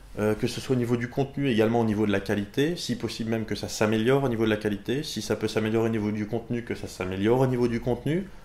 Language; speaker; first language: French; native; French